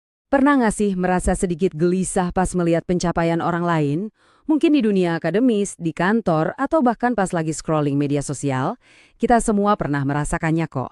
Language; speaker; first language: Indonesian; native; Indonesian